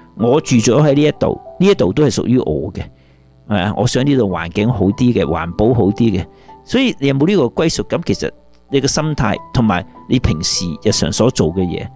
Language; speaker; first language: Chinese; non-native, local second language; Cantonese